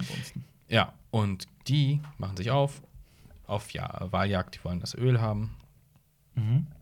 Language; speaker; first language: German; native; German